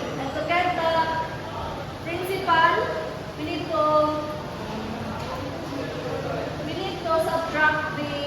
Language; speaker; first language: English; non-native, local second language; Cebuano